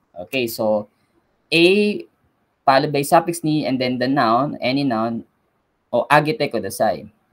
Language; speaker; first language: English; non-native, local second language; Filipino